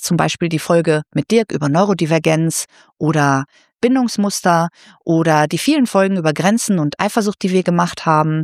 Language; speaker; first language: German; native; German